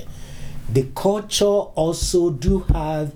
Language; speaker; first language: English; non-native, local second language; Yoruba